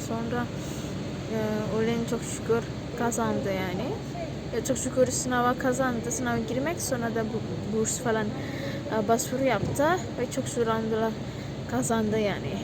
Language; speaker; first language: Turkish; non-native, learner; Indonesian